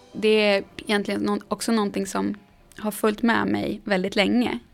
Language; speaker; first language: Swedish; native; Swedish